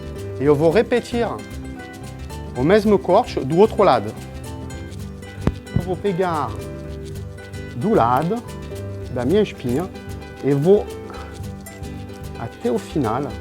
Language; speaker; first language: Portuguese; non-native, fluent; French